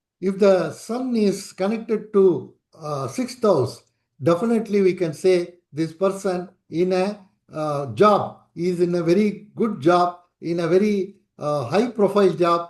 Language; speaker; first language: English; non-native, local second language; Tamil